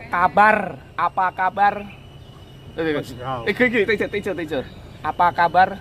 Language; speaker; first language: Indonesian; non-native, local second language; Javanese